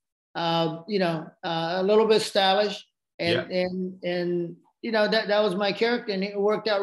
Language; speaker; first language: English; non-native, fluent; Japanese